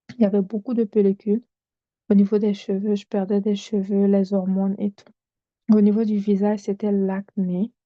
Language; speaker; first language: French; non-native, local second language; Bambara